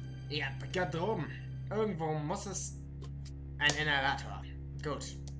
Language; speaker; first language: German; native; German